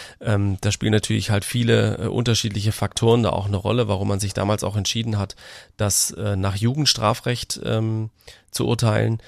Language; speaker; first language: German; native; German